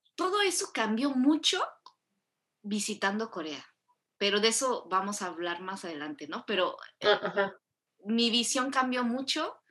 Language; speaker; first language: Spanish; early bilingual, other home language; Korean